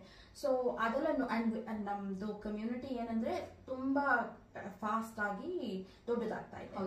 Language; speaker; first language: Kannada; early bilingual, heritage; Kannada